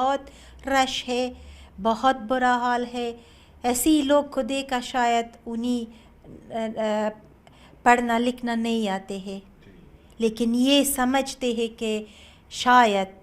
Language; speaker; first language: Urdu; non-native, learner; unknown